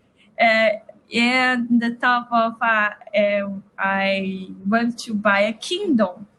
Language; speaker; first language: English; non-native, learner; Portuguese